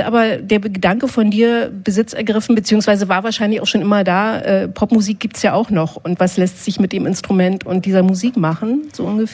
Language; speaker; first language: German; native; German